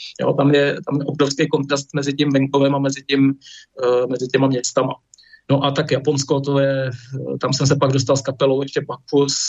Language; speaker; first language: Czech; native; Czech